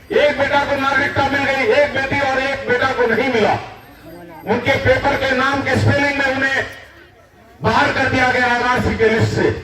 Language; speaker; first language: Hindi; native; Hindi